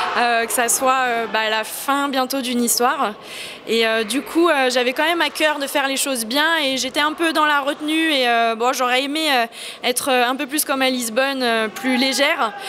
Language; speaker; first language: French; native; French